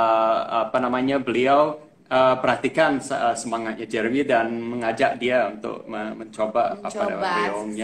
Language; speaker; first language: Indonesian; non-native, fluent; English